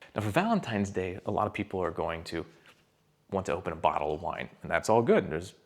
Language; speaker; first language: English; native; English